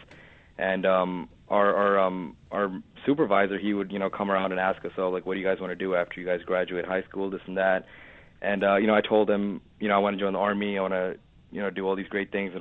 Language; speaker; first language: English; native; English